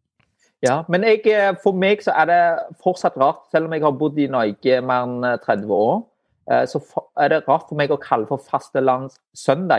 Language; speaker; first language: Norwegian; non-native, fluent; Vietnamese